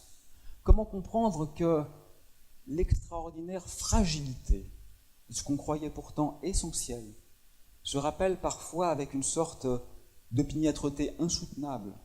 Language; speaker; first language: French; native; French